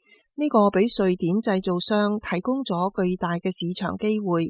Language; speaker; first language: Chinese; non-native, local second language; Cantonese